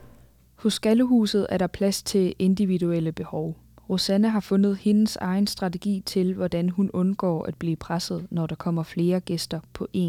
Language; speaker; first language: Danish; native; Danish